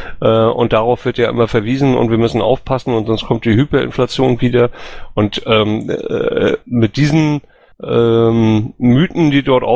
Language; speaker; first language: German; native; German